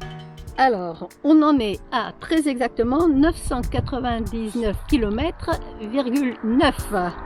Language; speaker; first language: French; native; French